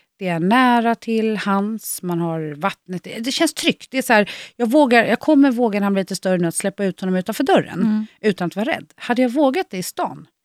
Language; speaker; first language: Swedish; native; Swedish